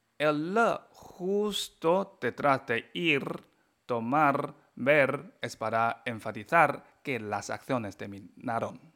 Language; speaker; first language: Spanish; non-native, fluent; Chinese